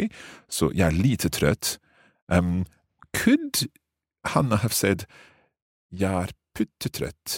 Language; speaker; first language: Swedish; non-native, learner; English